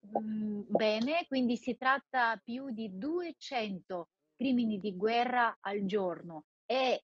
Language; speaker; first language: Italian; non-native, fluent; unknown